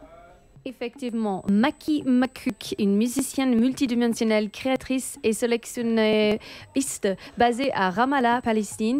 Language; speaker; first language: French; native; French